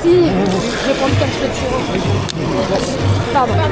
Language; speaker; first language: French; native; French